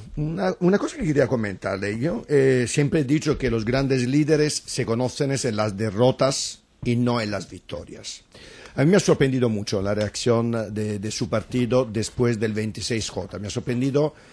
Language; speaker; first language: Spanish; non-native, fluent; Italian